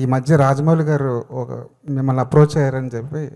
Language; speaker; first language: Telugu; native; Telugu